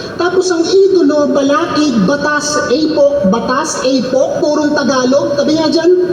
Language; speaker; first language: Filipino; non-native, local second language; Cebuano